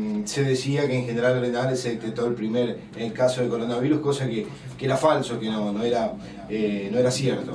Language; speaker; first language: Spanish; native; Spanish